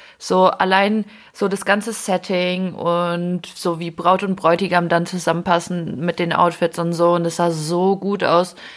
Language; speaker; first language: German; early bilingual, other home language; Ukrainian